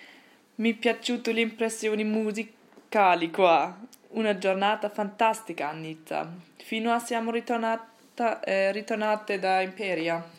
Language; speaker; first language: Italian; non-native, learner; German